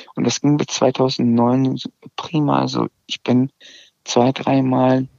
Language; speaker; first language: German; early bilingual, other home language; Azerbaijani